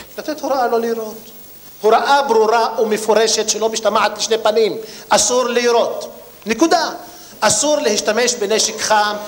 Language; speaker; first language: Hebrew; non-native, local second language; Arabic